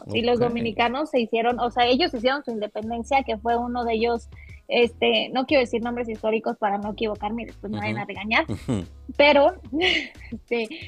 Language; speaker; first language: Spanish; native; Spanish